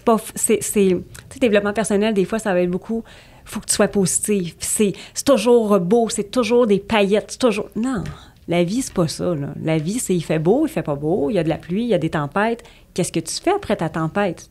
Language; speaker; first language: French; native; French